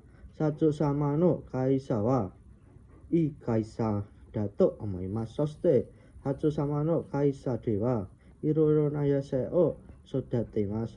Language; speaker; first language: Japanese; non-native, learner; Indonesian